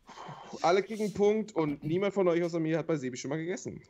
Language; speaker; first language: German; native; German